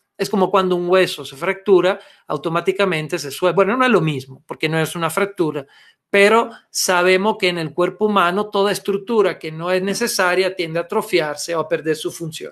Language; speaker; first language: Spanish; non-native, fluent; Italian